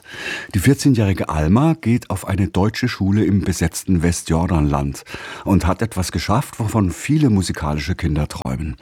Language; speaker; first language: German; native; German